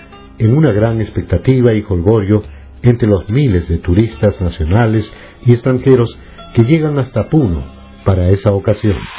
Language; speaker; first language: Spanish; native; Spanish